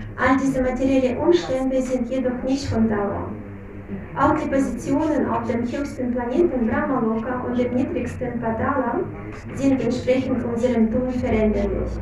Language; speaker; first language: German; non-native, fluent; Russian